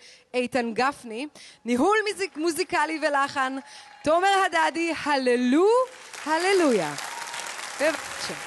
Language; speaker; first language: Hebrew; native; Hebrew